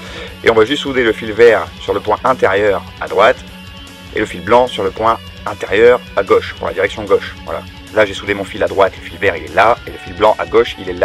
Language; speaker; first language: French; native; French